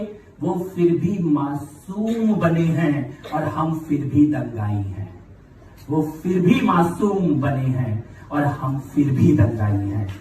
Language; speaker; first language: Hindi; native; Hindi